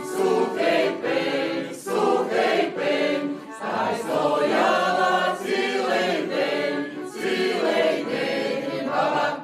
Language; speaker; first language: Ukrainian; early bilingual, heritage; Ukrainian